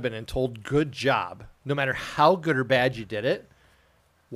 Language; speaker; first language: English; native; English